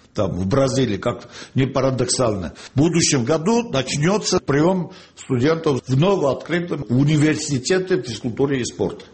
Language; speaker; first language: Russian; non-native, local second language; Georgian